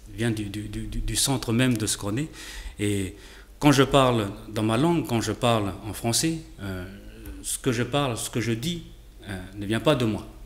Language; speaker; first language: French; native; French